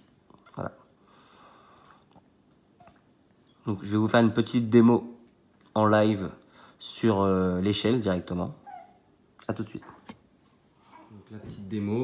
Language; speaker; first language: French; native; French